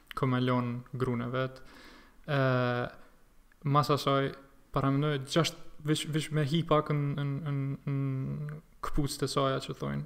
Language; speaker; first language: Albanian; native; Albanian